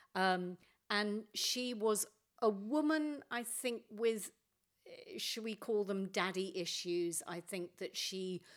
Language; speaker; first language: English; native; English